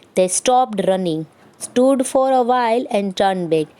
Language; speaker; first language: English; non-native, local second language; Gujarati